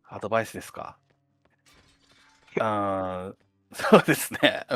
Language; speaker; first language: Japanese; non-native, fluent; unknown